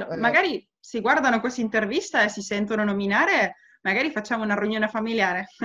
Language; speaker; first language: Italian; non-native, fluent; Spanish